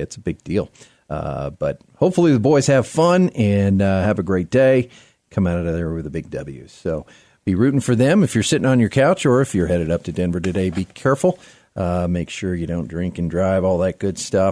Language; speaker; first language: English; native; English